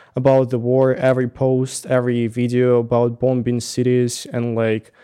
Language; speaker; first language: English; non-native, fluent; Russian